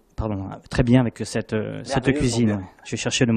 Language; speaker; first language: French; native; French